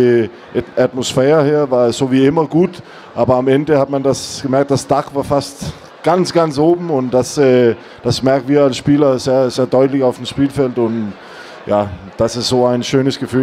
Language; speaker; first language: German; non-native, fluent; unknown